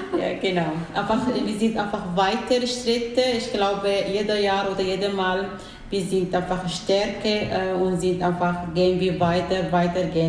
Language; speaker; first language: German; non-native, learner; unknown